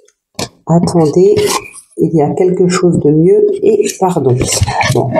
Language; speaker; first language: French; native; French